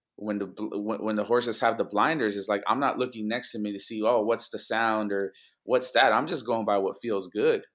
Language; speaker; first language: English; early bilingual, other home language; Spanish